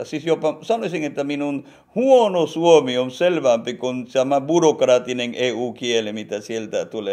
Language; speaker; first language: Finnish; non-native, fluent; Spanish